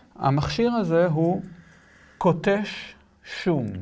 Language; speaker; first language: Hebrew; early bilingual, other home language; Spanish